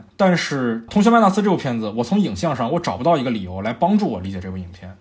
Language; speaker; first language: Chinese; native; Chinese